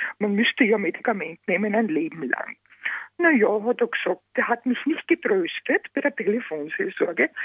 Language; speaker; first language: German; native; German